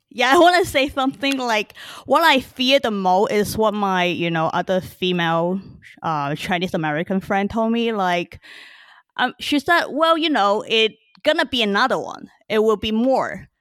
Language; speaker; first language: English; early bilingual, other home language; Chinese